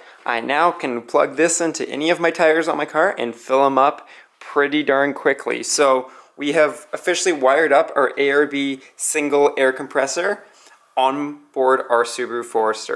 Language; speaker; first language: English; native; English